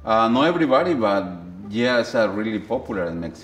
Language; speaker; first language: English; non-native, learner; Spanish